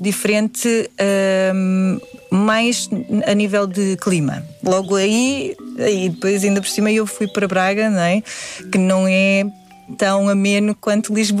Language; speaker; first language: Portuguese; early bilingual, other home language; Indonesian